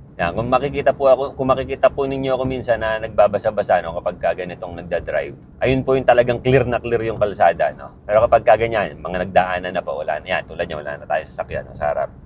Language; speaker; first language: Filipino; native; Filipino